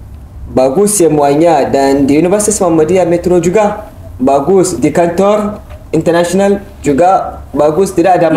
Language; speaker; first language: Indonesian; non-native, learner; Hausa